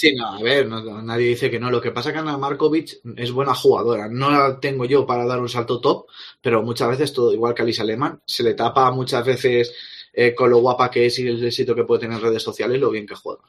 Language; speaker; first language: Spanish; native; Spanish